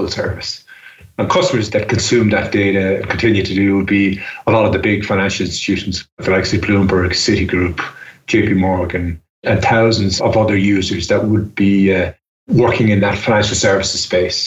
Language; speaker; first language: English; native; English